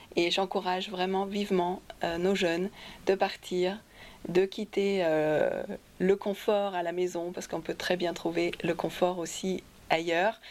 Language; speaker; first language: French; non-native, fluent; German